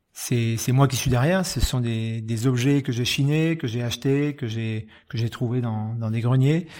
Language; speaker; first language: French; native; French